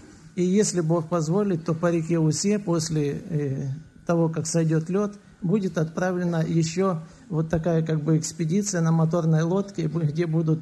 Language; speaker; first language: Russian; native; Russian